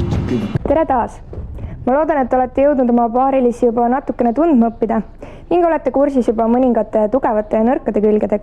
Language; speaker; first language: Estonian; native; Estonian